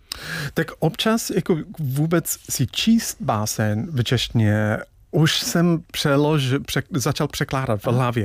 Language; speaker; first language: Czech; non-native, fluent; English